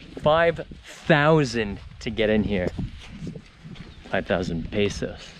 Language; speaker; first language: English; native; English